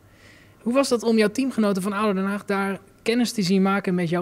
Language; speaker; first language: Dutch; native; Dutch